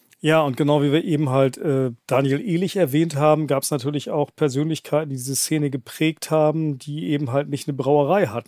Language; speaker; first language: German; native; German